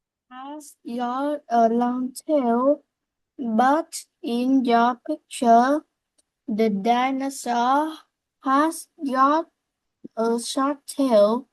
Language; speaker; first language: English; non-native, learner; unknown